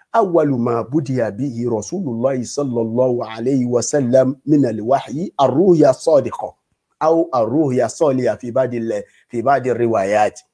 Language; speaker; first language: Arabic; non-native, fluent; Yoruba